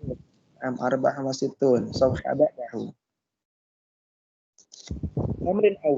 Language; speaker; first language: Arabic; non-native, fluent; Indonesian